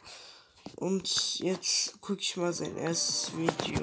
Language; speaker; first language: German; early bilingual, other home language; Turkish